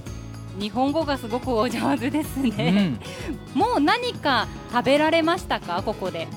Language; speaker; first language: Japanese; native; Japanese